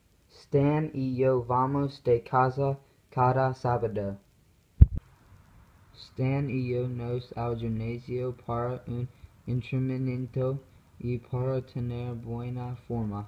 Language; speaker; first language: Spanish; non-native, learner; English